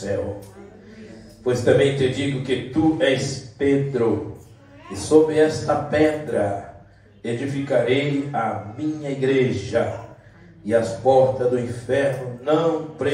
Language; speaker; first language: Portuguese; native; Portuguese